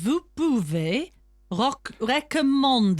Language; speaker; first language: French; non-native, learner; English